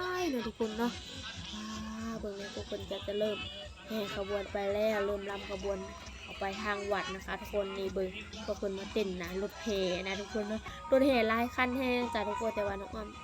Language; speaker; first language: Thai; non-native, local second language; Lao